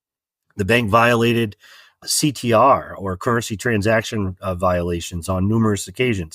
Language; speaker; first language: English; native; English